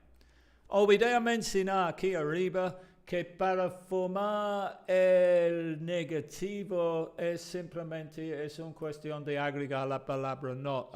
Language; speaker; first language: Spanish; non-native, fluent; English